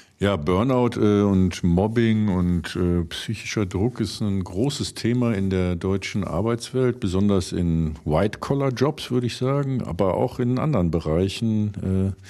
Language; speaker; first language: German; native; German